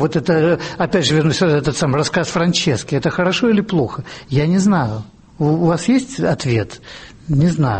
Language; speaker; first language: Russian; native; Russian